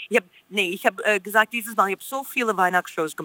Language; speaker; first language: German; non-native, fluent; English